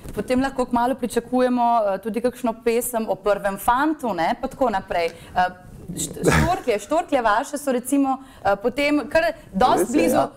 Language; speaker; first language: Slovenian; native; Slovenian